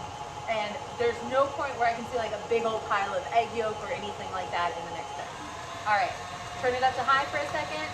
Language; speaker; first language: English; native; English